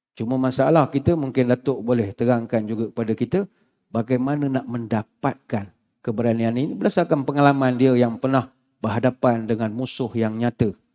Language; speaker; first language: Malay; native; Malay